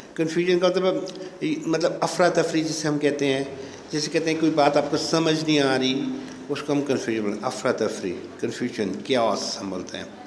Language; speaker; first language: Urdu; native; Urdu